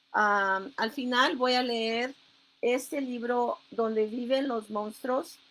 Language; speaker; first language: Spanish; early bilingual, heritage; Spanish